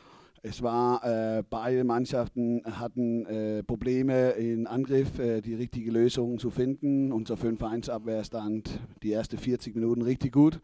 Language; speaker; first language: German; non-native, fluent; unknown